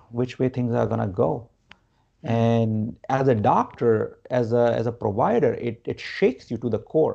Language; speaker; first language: English; non-native, local second language; Gujarati